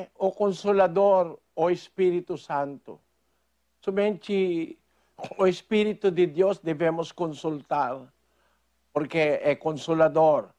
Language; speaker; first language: Portuguese; non-native, fluent; Filipino